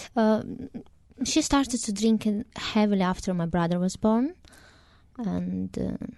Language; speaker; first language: English; non-native, fluent; Romanian